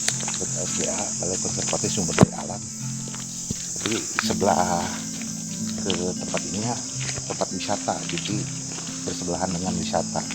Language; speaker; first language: Indonesian; native; Indonesian